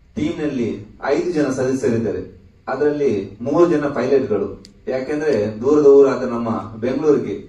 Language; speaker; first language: Kannada; non-native, local second language; Tulu